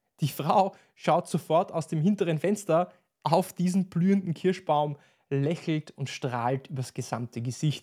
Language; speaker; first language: German; native; German